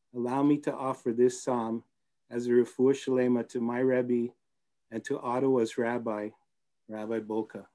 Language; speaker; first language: English; native; English